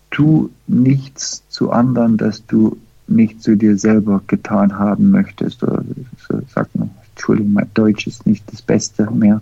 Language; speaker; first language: German; early bilingual, heritage; German